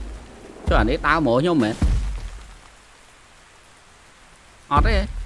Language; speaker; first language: Khmer; native; Khmer